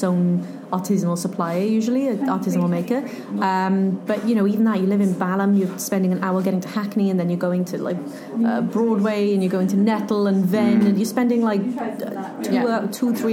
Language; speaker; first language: English; native; English